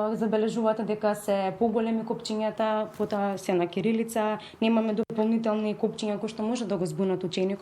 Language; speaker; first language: Macedonian; native; Macedonian